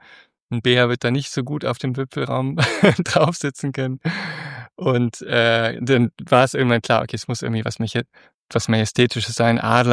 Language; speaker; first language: German; native; German